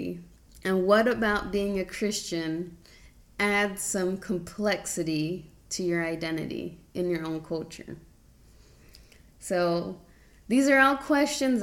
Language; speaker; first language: English; native; English